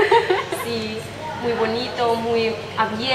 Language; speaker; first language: Spanish; non-native, fluent; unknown